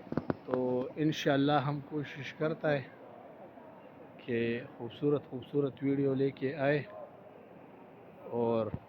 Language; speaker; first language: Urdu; non-native, local second language; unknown